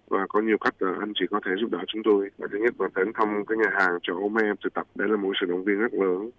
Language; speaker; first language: Vietnamese; early bilingual, heritage; Vietnamese